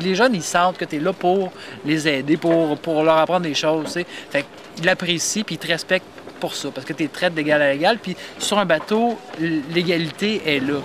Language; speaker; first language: French; native; French